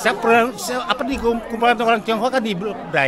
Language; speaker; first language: Indonesian; non-native, local second language; Chinese